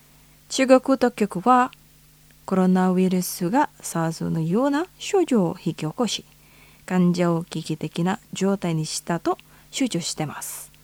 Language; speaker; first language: Japanese; non-native, fluent; Indonesian